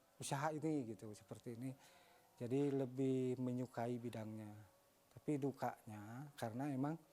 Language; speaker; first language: Indonesian; non-native, local second language; Sundanese